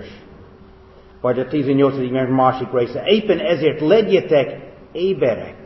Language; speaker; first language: Hungarian; non-native, fluent; English